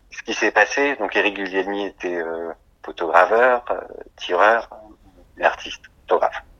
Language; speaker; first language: French; native; French